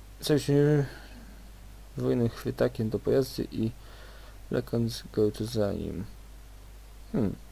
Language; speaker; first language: Polish; native; Polish